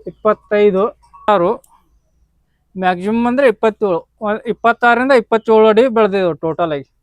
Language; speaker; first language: Kannada; native; Kannada